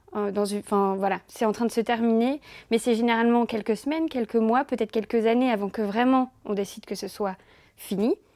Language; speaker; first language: French; native; French